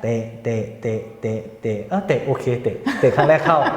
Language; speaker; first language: Thai; native; Thai